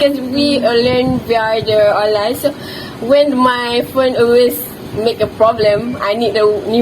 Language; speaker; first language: English; non-native, local second language; Malay